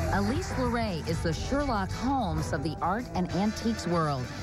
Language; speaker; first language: English; native; English